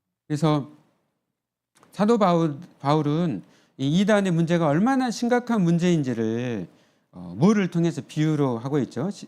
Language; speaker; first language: Korean; native; Korean